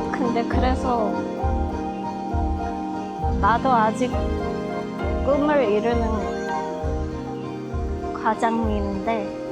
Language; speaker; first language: Korean; non-native, fluent; Japanese